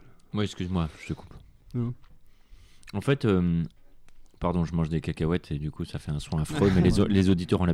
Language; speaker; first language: French; native; French